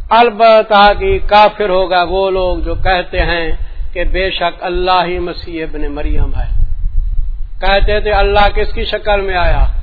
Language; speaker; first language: Urdu; non-native, local second language; Saraiki